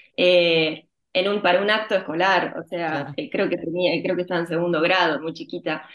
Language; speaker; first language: Spanish; early bilingual, other home language; Ukrainian